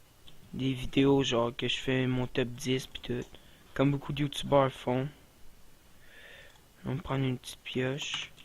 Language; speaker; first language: French; native; French